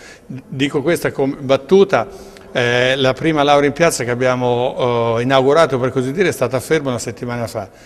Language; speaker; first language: Italian; native; Italian